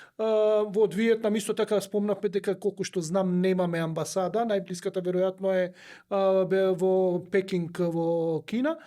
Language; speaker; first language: Macedonian; native; Macedonian